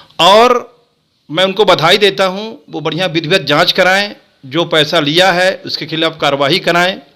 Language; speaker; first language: Hindi; native; Hindi